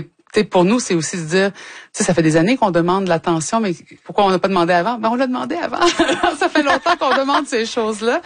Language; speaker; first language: French; native; French